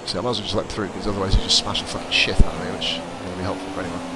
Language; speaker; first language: English; native; English